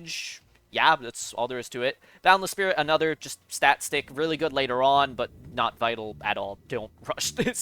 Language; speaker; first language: English; native; English